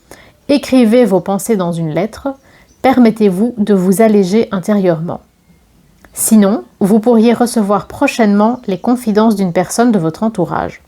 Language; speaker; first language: French; native; French